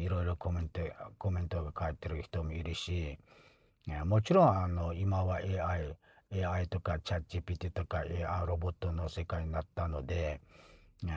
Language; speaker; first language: Japanese; non-native, fluent; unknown